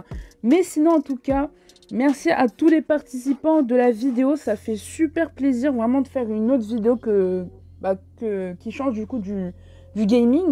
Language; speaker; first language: French; native; French